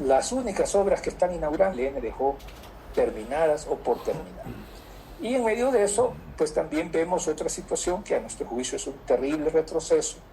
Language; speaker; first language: Spanish; native; Spanish